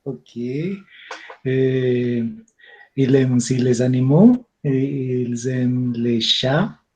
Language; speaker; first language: French; non-native, learner; Spanish